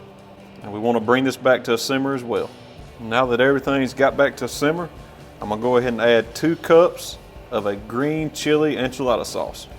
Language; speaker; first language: English; native; English